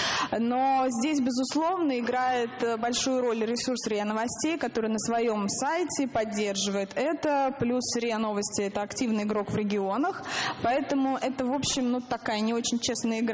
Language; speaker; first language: Russian; native; Russian